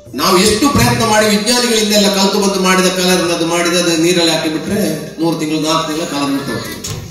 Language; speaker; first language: Kannada; non-native, local second language; Tulu